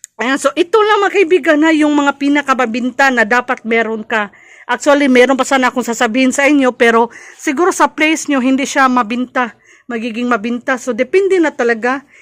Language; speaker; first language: Filipino; non-native, local second language; Cebuano